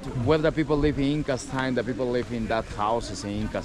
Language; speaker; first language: English; non-native, learner; Spanish